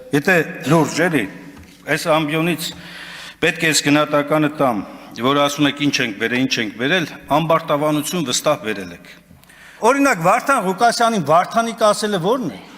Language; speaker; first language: Armenian; native; Armenian